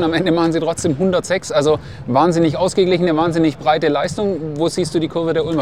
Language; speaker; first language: German; native; German